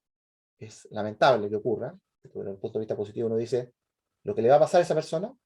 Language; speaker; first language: Spanish; native; Spanish